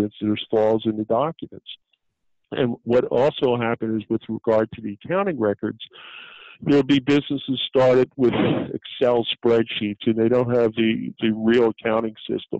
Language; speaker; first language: English; native; English